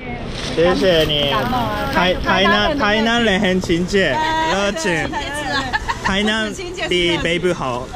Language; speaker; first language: Chinese; non-native, learner; Japanese